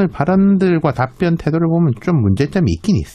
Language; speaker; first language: Korean; native; Korean